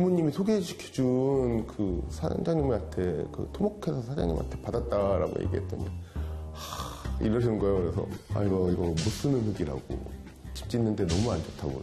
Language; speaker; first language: Korean; native; Korean